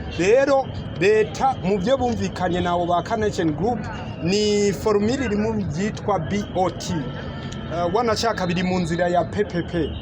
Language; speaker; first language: Rundi; early bilingual, heritage; Rundi